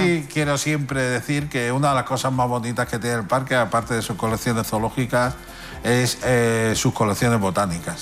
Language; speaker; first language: Spanish; native; Spanish